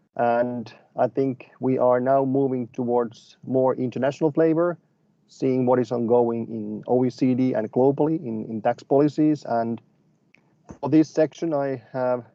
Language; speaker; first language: English; non-native, fluent; Finnish